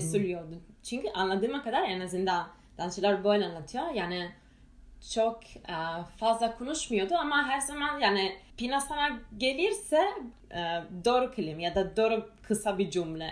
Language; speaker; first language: Turkish; non-native, fluent; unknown